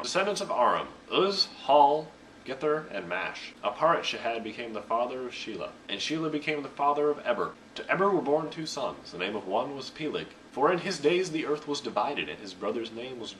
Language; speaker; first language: English; native; English